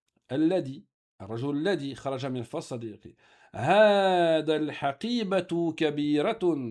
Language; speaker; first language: Arabic; non-native, fluent; French